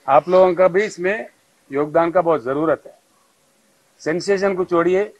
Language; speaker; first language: Hindi; non-native, local second language; Telugu